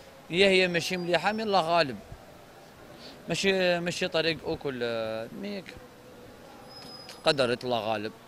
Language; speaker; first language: Arabic; native; Arabic